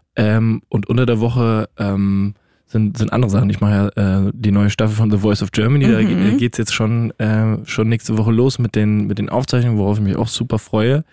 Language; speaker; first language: German; native; German